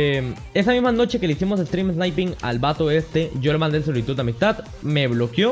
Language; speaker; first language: Spanish; native; Spanish